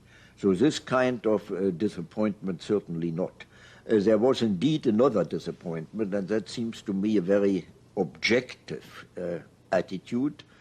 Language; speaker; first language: English; non-native, fluent; German